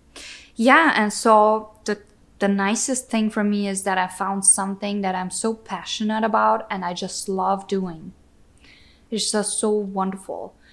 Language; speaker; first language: English; non-native, fluent; German